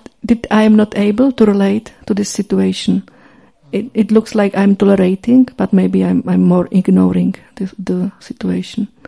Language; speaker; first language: English; non-native, fluent; Czech